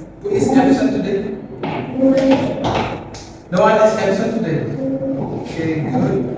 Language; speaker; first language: English; non-native, learner; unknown